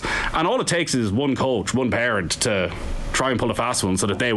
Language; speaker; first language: English; native; English